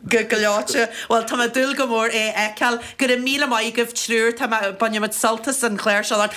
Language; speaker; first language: Irish; native; Irish